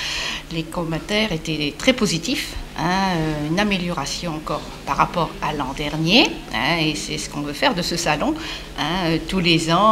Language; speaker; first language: French; native; French